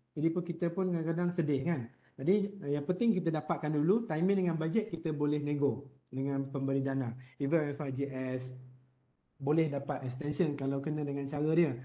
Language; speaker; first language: Malay; native; Malay